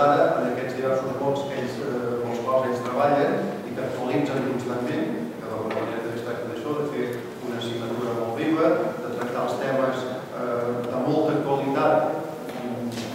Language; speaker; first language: Catalan; native; Catalan